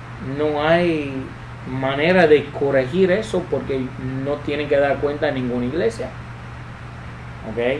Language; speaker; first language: Spanish; non-native, fluent; English